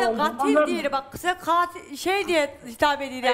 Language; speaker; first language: Turkish; native; Turkish